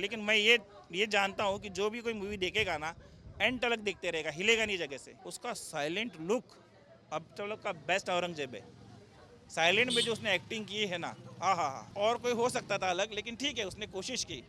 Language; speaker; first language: Hindi; native; Hindi